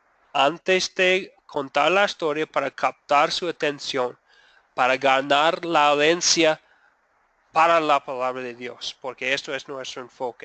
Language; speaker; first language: Spanish; non-native, fluent; English